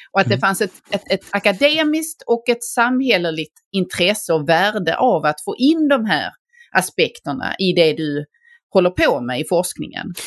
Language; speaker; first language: Swedish; native; Swedish